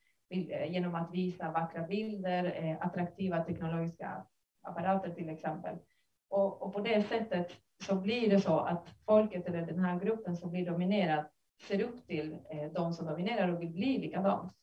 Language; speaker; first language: Swedish; non-native, fluent; Spanish